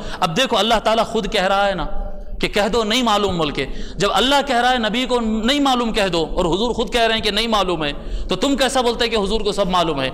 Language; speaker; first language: Urdu; native; Urdu